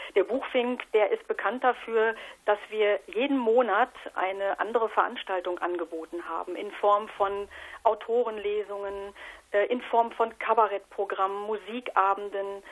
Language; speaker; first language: German; native; German